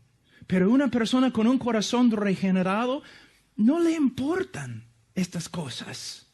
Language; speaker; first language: Spanish; non-native, fluent; English